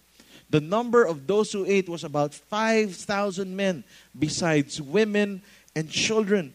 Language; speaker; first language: English; non-native, local second language; Filipino